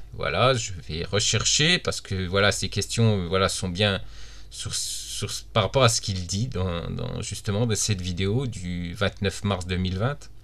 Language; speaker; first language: French; native; French